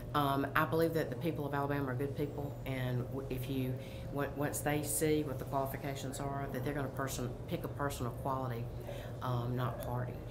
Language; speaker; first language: English; native; English